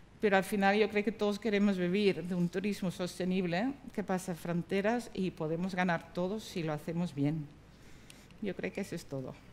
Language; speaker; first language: Spanish; non-native, fluent; Dutch